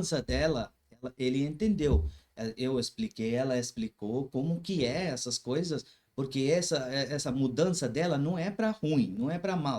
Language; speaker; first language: Portuguese; non-native, learner; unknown